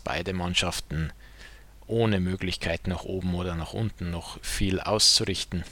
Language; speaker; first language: German; native; German